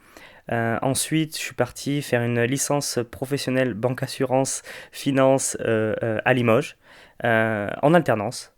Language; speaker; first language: French; native; French